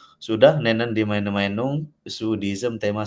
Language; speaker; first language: German; non-native, learner; Indonesian